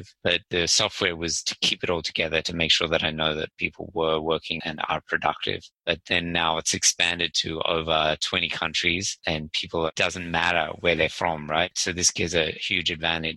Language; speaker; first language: English; native; English